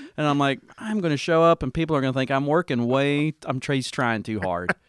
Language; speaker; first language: English; native; English